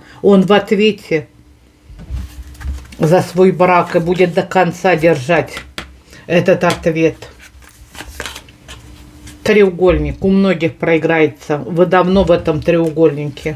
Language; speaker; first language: Russian; native; Russian